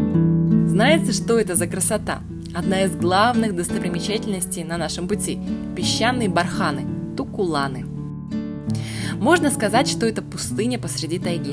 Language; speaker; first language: Russian; native; Russian